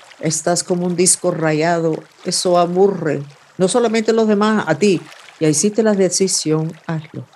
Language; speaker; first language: Spanish; non-native, fluent; English